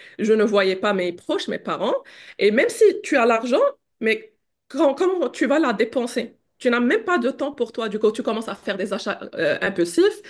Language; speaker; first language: French; non-native, local second language; Arabic